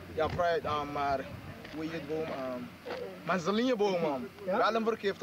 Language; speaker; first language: Dutch; non-native, local second language; Papiamento